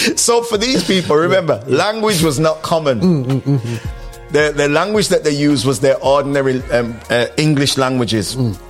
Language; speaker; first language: English; native; English